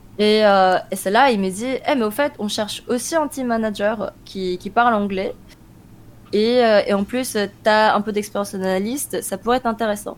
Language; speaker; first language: French; early bilingual, other home language; Korean